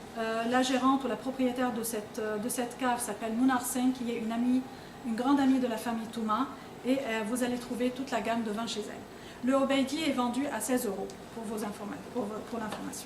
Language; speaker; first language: French; non-native, local second language; Arabic